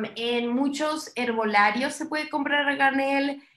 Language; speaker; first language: Spanish; early bilingual, heritage; Spanish